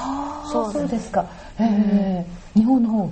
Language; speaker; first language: Japanese; native; Japanese